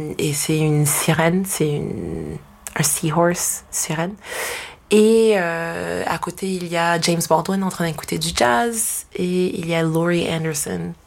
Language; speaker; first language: French; non-native, fluent; English